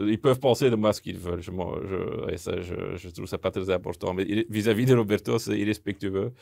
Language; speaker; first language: French; non-native, local second language; Dutch